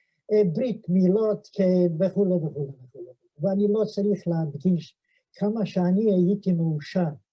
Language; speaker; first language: Hebrew; non-native, fluent; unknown